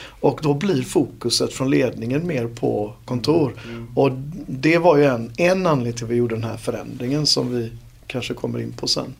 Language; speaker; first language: Swedish; native; Swedish